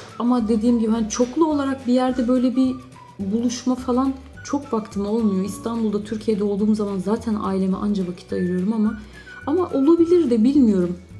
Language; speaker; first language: Turkish; native; Turkish